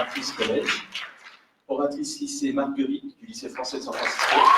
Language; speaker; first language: French; native; French